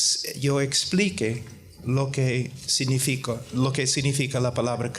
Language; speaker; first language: Spanish; non-native, fluent; English